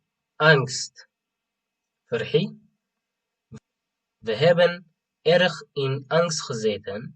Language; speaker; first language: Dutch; non-native, fluent; Tigrinya